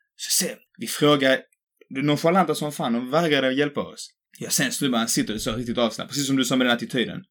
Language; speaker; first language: Swedish; native; Swedish